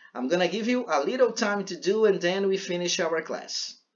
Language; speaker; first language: English; non-native, fluent; Portuguese